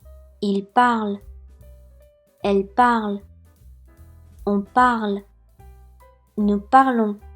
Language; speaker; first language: French; non-native, fluent; Japanese